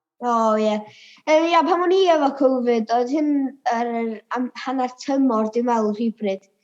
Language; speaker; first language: Welsh; native; Welsh